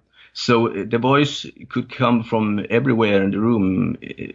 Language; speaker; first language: English; non-native, fluent; Danish